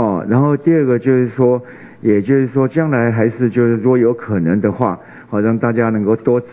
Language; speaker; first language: Chinese; native; Chinese